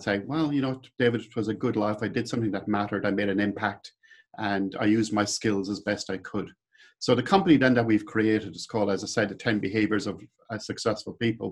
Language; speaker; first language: English; native; English